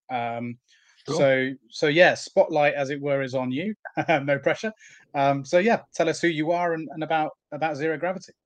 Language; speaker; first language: English; native; English